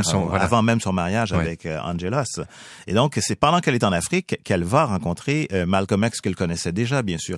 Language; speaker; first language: French; native; French